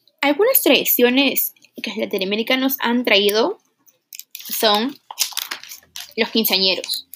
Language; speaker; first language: Spanish; early bilingual, heritage; Spanish